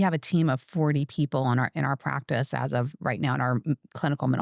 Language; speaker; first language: English; native; English